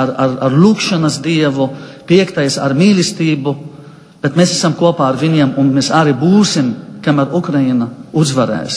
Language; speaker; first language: Latvian; non-native, fluent; Arabic